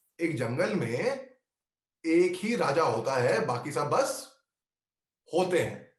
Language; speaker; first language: Hindi; native; Hindi